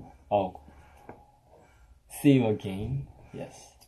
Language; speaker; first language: English; non-native, learner; Chinese